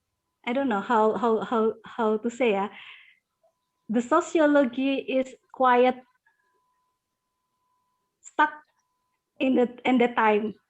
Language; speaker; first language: English; non-native, learner; Indonesian